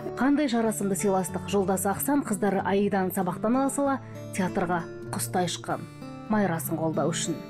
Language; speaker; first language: Kazakh; native; Kazakh